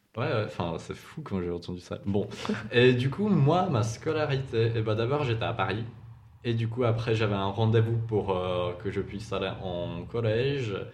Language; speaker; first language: French; non-native, fluent; Czech